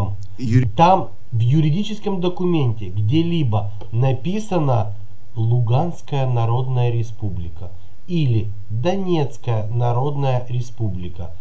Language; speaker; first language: Russian; native; Russian